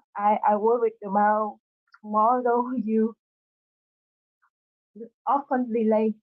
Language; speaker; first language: English; non-native, learner; Vietnamese